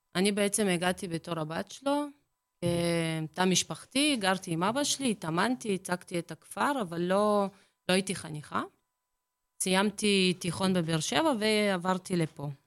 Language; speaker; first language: Hebrew; early bilingual, other home language; Russian